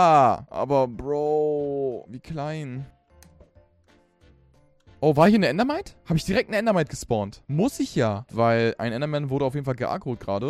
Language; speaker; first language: German; native; German